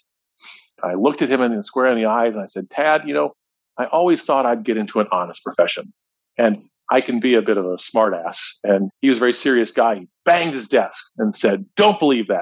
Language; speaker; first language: English; native; English